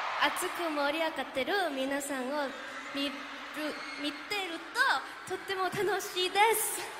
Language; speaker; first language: Japanese; non-native, learner; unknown